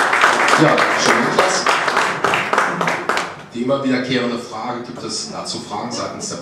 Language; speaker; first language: German; native; German